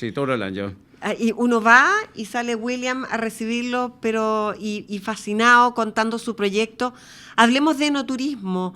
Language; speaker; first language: Spanish; native; Spanish